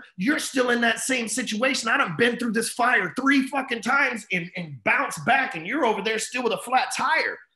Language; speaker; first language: English; native; English